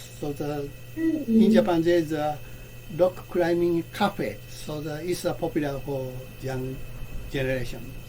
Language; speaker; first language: English; non-native, learner; Japanese